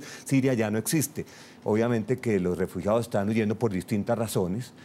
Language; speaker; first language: Spanish; native; Spanish